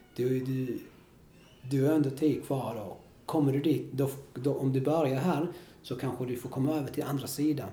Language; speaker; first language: Swedish; early bilingual, other home language; Spanish